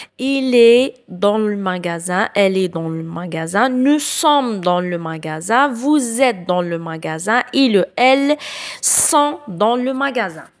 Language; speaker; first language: French; non-native, local second language; Arabic